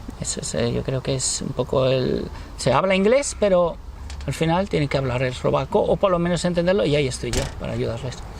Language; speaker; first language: Spanish; native; Spanish